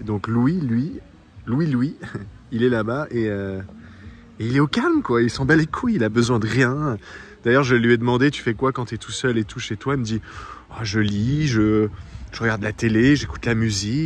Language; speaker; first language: French; native; French